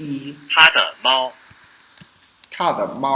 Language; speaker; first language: Chinese; non-native, fluent; Portuguese